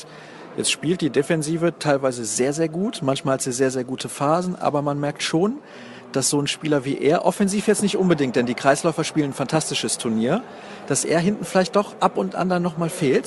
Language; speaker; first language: German; native; German